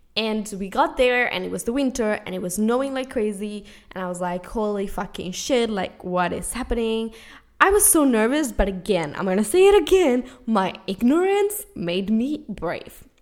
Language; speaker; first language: English; non-native, fluent; Spanish